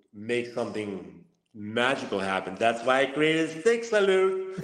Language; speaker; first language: English; non-native, fluent; Lithuanian